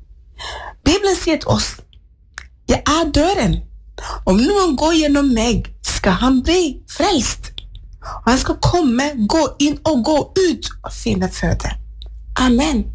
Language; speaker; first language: Norwegian; non-native, fluent; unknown